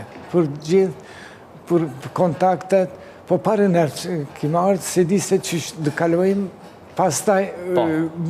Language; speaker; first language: Albanian; early bilingual, heritage; Turkish